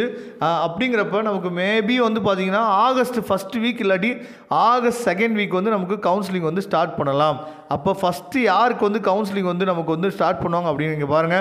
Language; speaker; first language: Tamil; native; Tamil